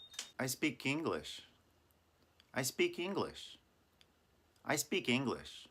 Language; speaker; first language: English; non-native, fluent; Japanese